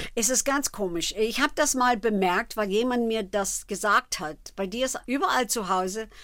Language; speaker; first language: German; non-native, fluent; English